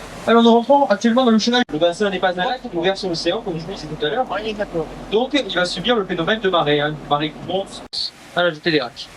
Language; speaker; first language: French; native; French